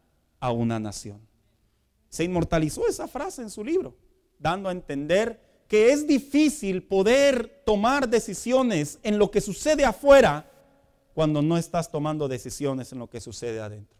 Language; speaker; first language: Spanish; native; Spanish